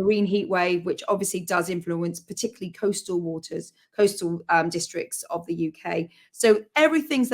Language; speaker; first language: English; native; English